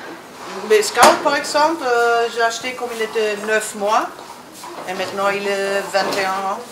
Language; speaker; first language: French; non-native, learner; German